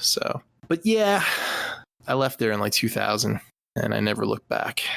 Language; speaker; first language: English; native; English